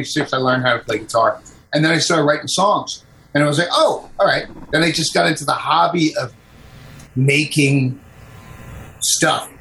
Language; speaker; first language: English; native; English